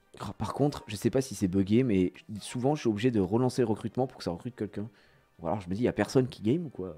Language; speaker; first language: French; native; French